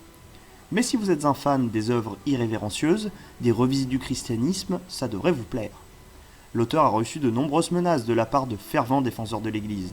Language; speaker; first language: French; native; French